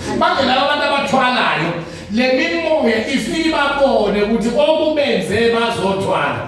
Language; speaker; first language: Zulu; native; Zulu